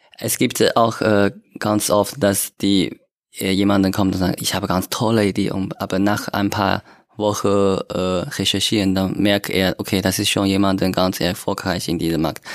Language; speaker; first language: German; non-native, learner; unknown